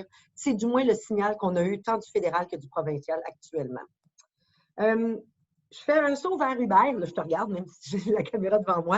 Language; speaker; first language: French; native; French